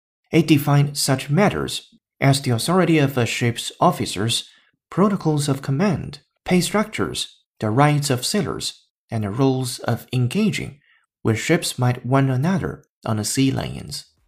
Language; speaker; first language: English; non-native, fluent; Chinese